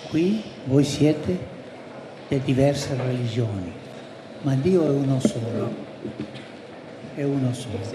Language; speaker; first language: Italian; early bilingual, heritage; Spanish